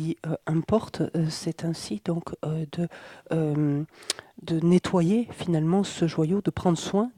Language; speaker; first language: French; native; French